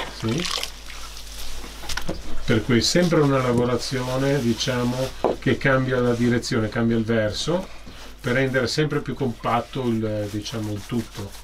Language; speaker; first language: Italian; native; Italian